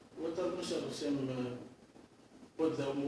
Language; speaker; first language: English; non-native, learner; Arabic